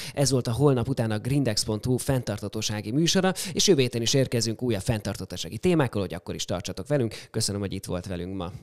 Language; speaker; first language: Hungarian; native; Hungarian